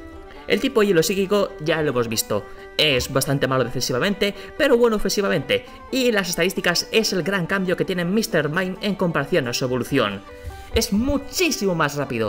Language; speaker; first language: Spanish; native; Spanish